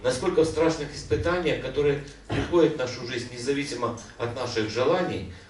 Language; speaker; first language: Russian; non-native, local second language; Ukrainian